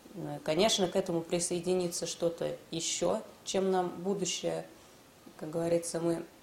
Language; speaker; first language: Russian; native; Russian